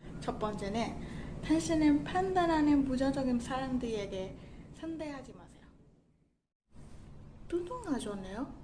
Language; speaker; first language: Korean; non-native, learner; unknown